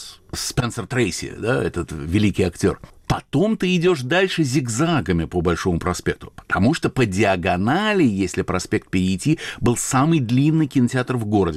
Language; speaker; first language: Russian; native; Russian